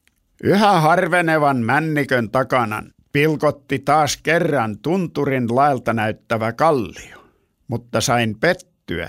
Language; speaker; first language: Finnish; native; Finnish